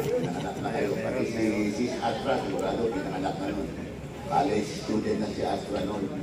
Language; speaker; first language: Filipino; non-native, local second language; Iloko